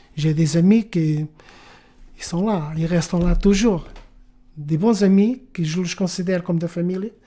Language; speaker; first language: French; non-native, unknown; Portuguese